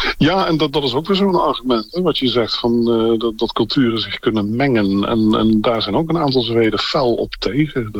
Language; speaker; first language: Dutch; native; Dutch